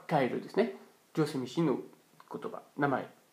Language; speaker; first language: Japanese; non-native, fluent; French